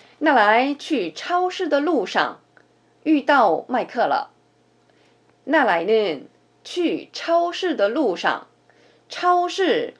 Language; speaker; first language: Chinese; non-native, fluent; Korean